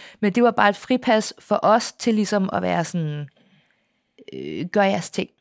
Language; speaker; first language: Danish; native; Danish